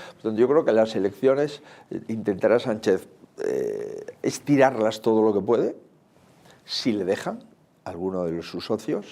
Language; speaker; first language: Spanish; native; Spanish